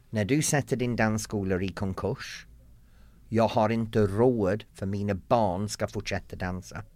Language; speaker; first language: Swedish; non-native, fluent; English